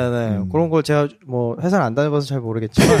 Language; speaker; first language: Korean; native; Korean